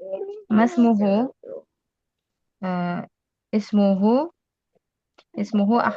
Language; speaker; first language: Arabic; non-native, learner; Indonesian